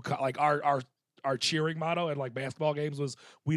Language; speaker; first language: English; native; English